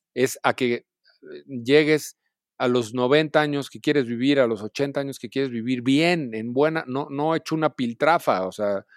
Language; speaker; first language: Spanish; native; Spanish